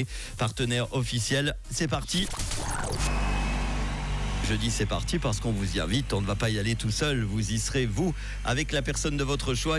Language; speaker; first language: French; native; French